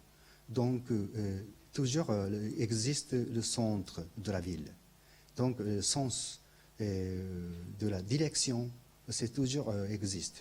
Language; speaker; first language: French; non-native, learner; Japanese